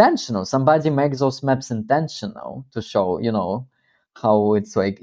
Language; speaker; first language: English; non-native, fluent; Russian